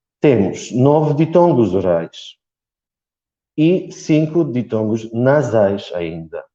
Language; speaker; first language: Portuguese; non-native, fluent; Polish